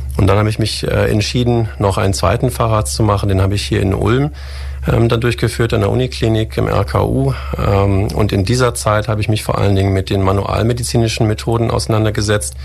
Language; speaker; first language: German; native; German